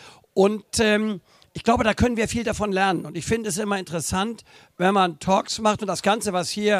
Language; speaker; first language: German; native; German